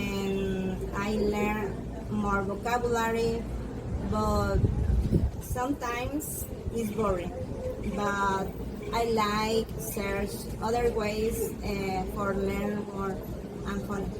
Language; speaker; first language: English; non-native, learner; Spanish